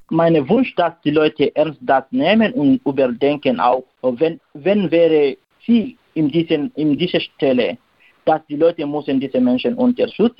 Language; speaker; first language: German; non-native, learner; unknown